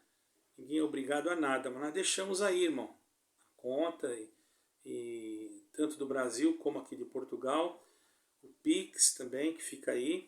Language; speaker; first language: Portuguese; native; Portuguese